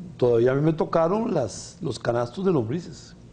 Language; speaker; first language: Spanish; native; Spanish